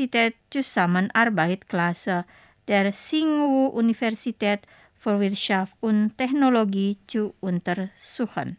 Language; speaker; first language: German; non-native, fluent; Indonesian